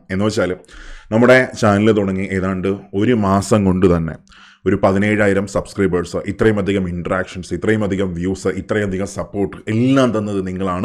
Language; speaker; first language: Malayalam; native; Malayalam